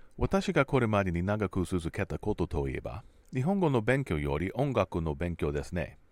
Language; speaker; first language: Japanese; non-native, learner; English